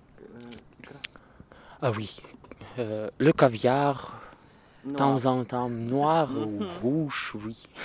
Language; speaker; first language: French; non-native, learner; Russian